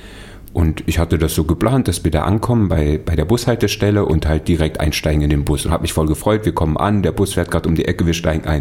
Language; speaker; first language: German; native; German